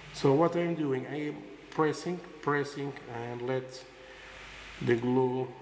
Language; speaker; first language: English; non-native, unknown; Portuguese